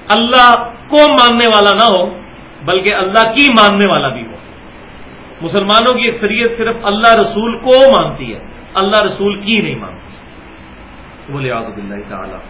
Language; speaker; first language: Urdu; non-native, local second language; Punjabi